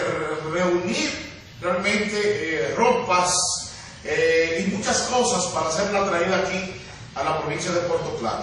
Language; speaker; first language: Spanish; native; Spanish